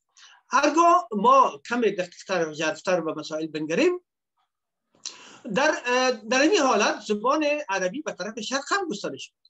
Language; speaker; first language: Persian; native; Persian